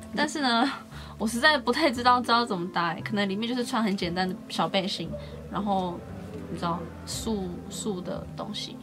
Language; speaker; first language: Chinese; native; Chinese